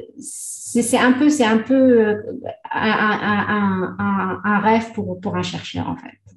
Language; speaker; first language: French; non-native, local second language; Arabic